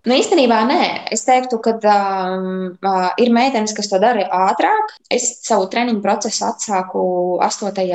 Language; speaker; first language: Latvian; native; Latvian